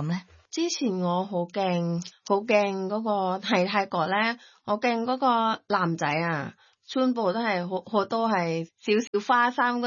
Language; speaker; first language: Cantonese; non-native, fluent; Thai